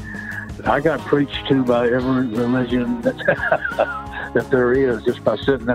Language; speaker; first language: English; native; English